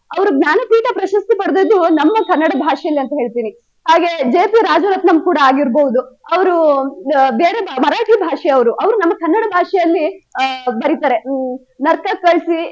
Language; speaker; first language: Kannada; native; Kannada